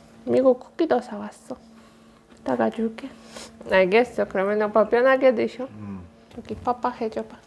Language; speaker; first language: Korean; non-native, learner; Polish